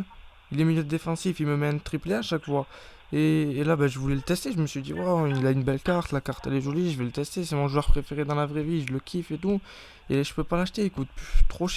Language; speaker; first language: French; native; French